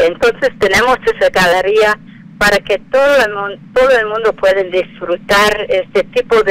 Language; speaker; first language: Spanish; non-native, fluent; English